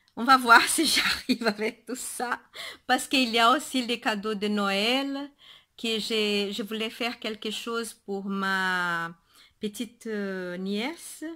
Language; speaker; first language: French; non-native, fluent; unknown